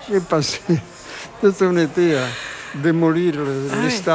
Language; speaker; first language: French; non-native, fluent; Italian